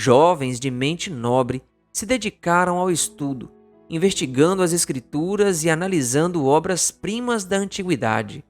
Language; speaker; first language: Portuguese; native; Portuguese